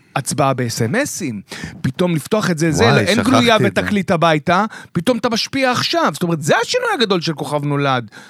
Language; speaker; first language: Hebrew; native; Hebrew